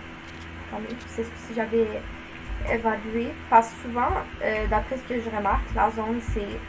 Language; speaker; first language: French; native; French